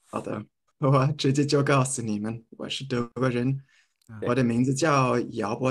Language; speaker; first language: Chinese; non-native, fluent; German